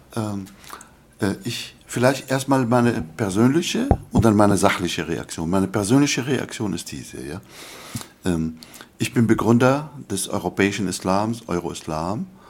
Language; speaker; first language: German; non-native, fluent; Arabic